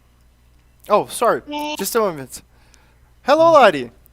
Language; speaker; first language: English; non-native, fluent; Portuguese